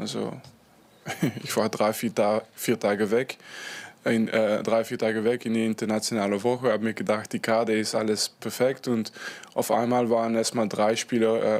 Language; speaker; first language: German; non-native, fluent; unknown